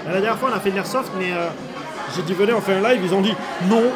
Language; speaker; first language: French; native; French